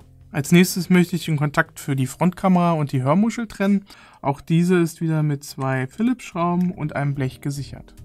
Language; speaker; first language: German; native; German